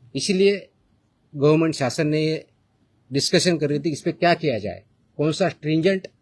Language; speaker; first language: Hindi; non-native, local second language; Marathi